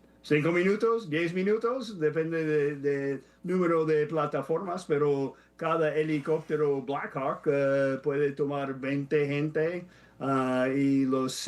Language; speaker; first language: Spanish; non-native, fluent; English